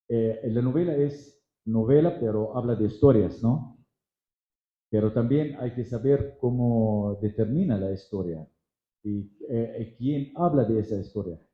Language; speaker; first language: Spanish; non-native, fluent; Arabic